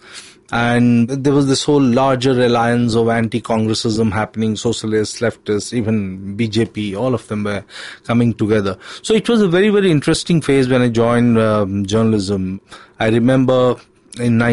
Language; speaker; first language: English; non-native, local second language; Hindi